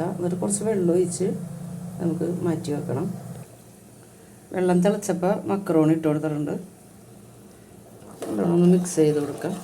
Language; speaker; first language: Malayalam; native; Malayalam